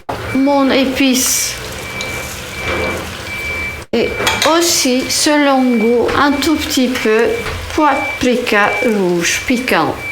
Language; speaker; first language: French; non-native, fluent; Turkish